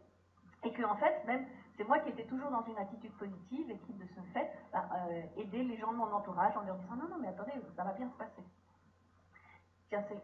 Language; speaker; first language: French; native; French